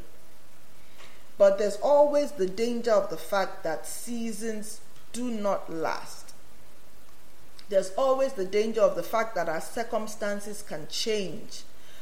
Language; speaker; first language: English; non-native, local second language; Yoruba